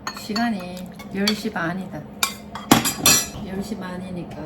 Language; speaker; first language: Korean; early bilingual, heritage; Japanese